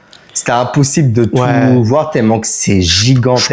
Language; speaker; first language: French; native; French